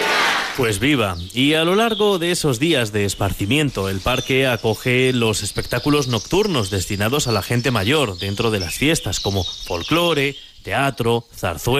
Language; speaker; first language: Spanish; native; Spanish